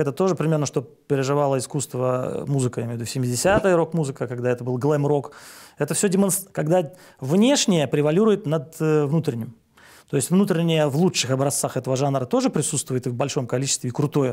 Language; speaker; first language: Russian; native; Russian